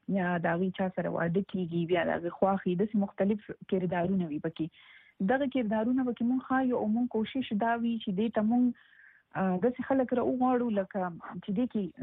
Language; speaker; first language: Pashto; native; Pashto